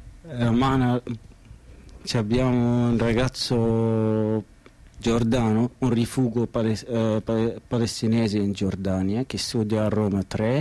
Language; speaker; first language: Italian; non-native, learner; Arabic